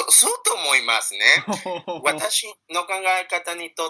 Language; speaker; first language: Japanese; non-native, learner; Spanish